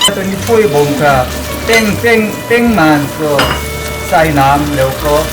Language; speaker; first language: Thai; non-native, learner; Korean